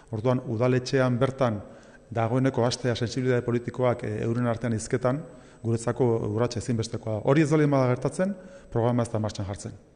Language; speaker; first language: Basque; native; Basque